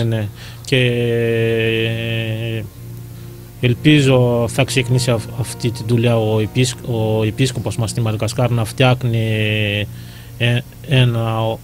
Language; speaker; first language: Greek; non-native, learner; Malagasy